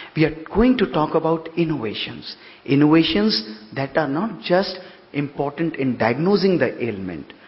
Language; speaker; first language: English; non-native, local second language; Hindi